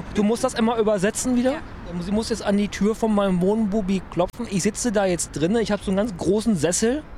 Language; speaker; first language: German; native; German